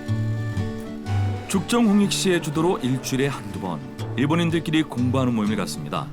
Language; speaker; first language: Korean; native; Korean